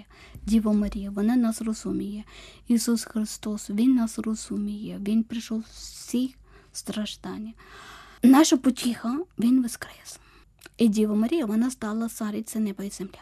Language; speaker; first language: Ukrainian; non-native, learner; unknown